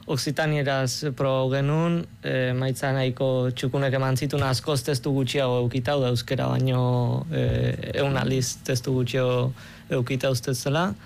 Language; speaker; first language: Basque; native; Basque